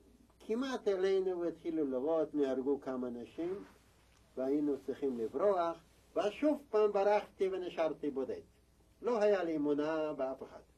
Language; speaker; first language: Hebrew; non-native, fluent; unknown